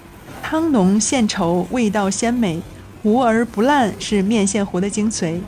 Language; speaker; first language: Chinese; native; Chinese